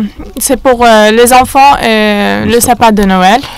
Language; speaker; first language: French; non-native, fluent; Arabic